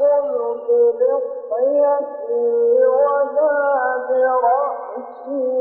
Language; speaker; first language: Arabic; native; Arabic